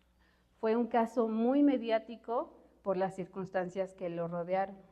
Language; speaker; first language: Spanish; native; Spanish